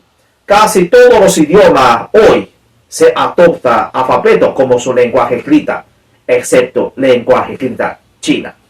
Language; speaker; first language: Spanish; non-native, learner; Chinese